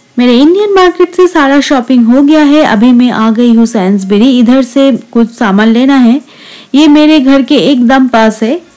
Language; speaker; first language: Hindi; non-native, local second language; Bangla